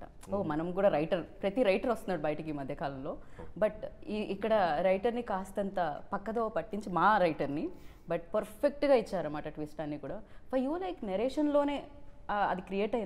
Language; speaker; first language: Telugu; native; Telugu